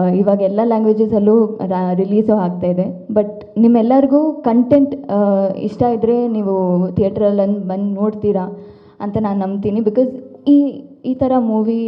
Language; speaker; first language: Kannada; non-native, local second language; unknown